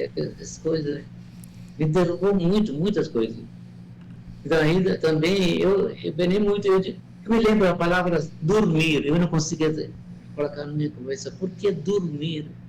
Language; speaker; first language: Portuguese; non-native, fluent; Malayalam